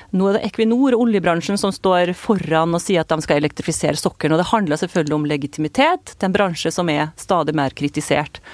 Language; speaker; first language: Norwegian; native; Norwegian